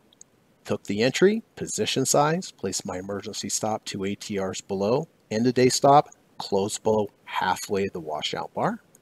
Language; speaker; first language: English; native; English